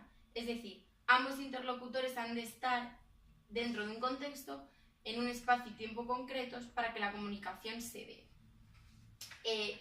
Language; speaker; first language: Spanish; native; Spanish